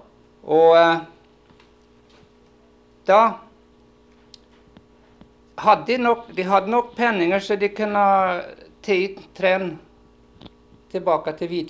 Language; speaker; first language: Swedish; early bilingual, heritage; Swedish